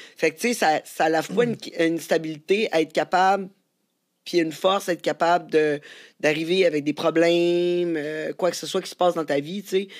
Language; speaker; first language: French; native; French